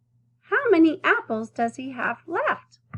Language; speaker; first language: English; native; English